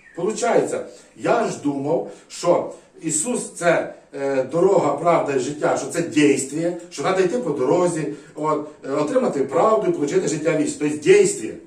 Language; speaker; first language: Ukrainian; native; Ukrainian